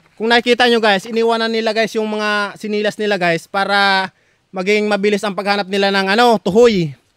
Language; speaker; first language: Filipino; non-native, local second language; Bikol